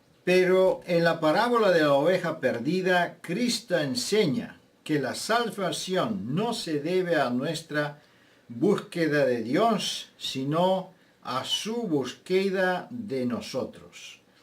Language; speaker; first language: Spanish; non-native, fluent; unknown